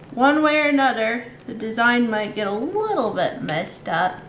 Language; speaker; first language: English; native; English